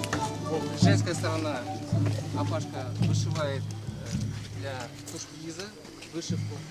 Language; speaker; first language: Russian; non-native, local second language; Kyrgyz